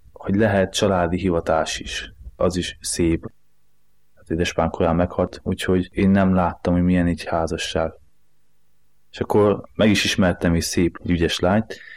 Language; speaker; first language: Hungarian; native; Hungarian